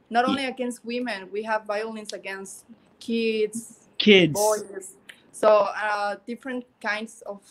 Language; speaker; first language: English; non-native, learner; Spanish